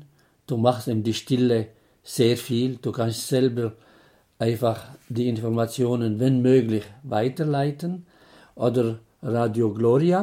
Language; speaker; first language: German; non-native, fluent; Arabic